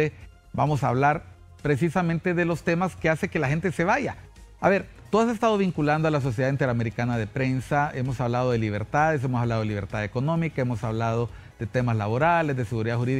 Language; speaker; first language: Spanish; native; Spanish